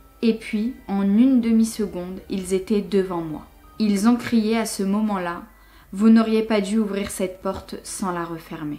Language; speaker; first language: French; native; French